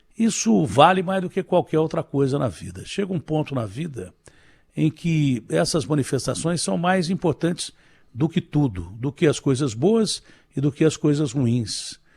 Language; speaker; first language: Portuguese; native; Portuguese